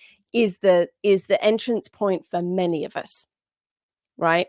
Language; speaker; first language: English; native; English